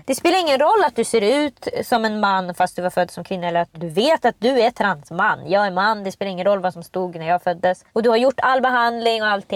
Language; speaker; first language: Swedish; native; Swedish